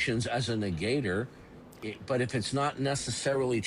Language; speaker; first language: English; native; English